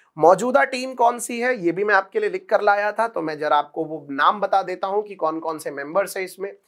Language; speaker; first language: Hindi; non-native, local second language; Marathi